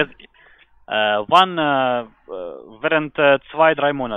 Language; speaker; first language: German; non-native, learner; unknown